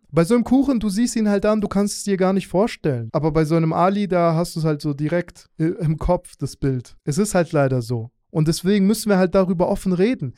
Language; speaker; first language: German; early bilingual, other home language; Russian